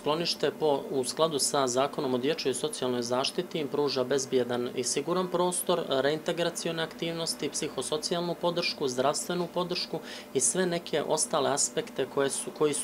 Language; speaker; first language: Serbian; native; Serbian